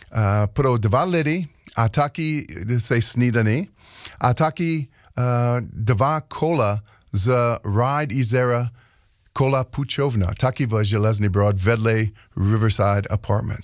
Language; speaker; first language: Czech; non-native, learner; English